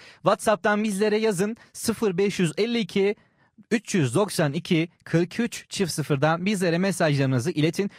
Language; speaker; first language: Turkish; native; Turkish